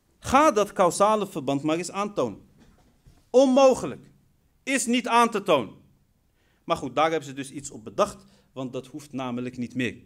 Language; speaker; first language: Dutch; early bilingual, other home language; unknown